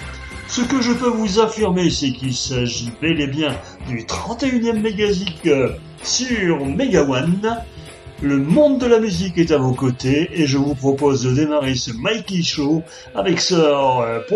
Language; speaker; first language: French; native; French